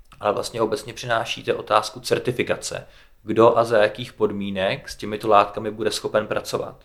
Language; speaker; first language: Czech; native; Czech